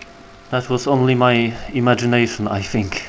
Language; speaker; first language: English; non-native, learner; Polish